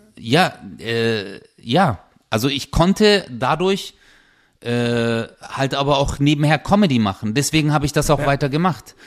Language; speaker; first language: German; early bilingual, other home language; Turkish